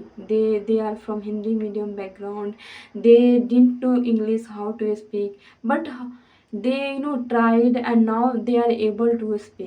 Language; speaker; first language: English; non-native, fluent; Hindi